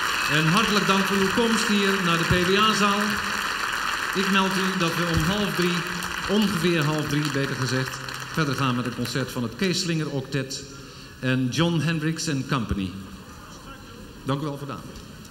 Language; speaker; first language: Dutch; native; Dutch